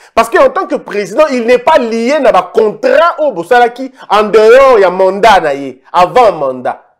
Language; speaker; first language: French; non-native, local second language; Lingala